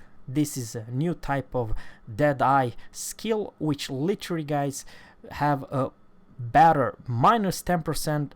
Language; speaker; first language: English; non-native, fluent; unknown